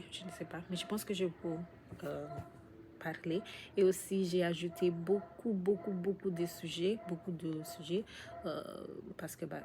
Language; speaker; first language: French; non-native, learner; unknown